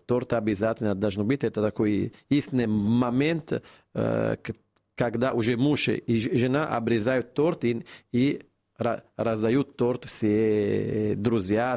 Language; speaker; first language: Russian; non-native, fluent; Italian